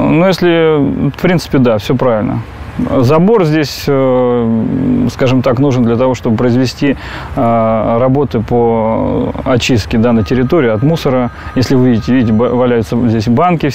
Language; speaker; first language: Russian; native; Russian